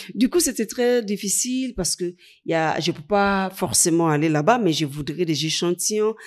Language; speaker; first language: French; non-native, fluent; English